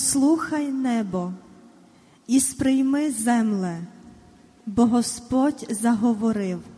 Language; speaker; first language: Ukrainian; native; Ukrainian